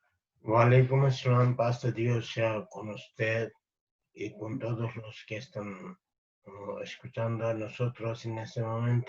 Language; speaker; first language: Spanish; non-native, fluent; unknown